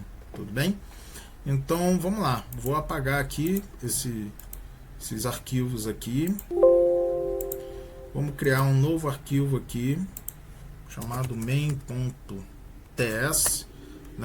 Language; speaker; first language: Portuguese; native; Portuguese